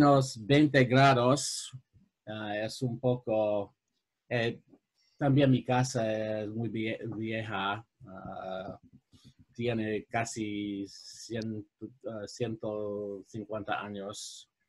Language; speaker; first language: Spanish; non-native, fluent; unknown